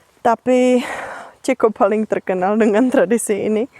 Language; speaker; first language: Indonesian; non-native, fluent; Czech